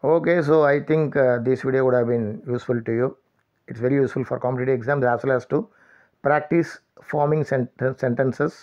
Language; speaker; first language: English; non-native, local second language; Tamil